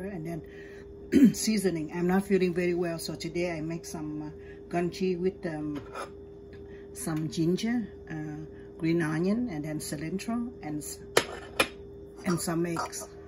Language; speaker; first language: English; non-native, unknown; Vietnamese